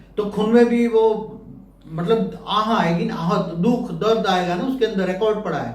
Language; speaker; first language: Hindi; non-native, local second language; Gujarati